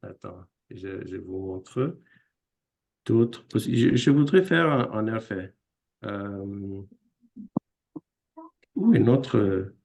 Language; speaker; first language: French; non-native, fluent; English